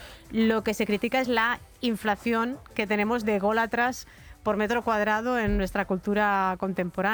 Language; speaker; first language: Spanish; native; Spanish